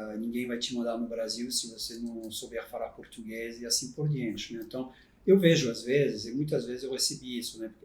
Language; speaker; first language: Portuguese; non-native, fluent; French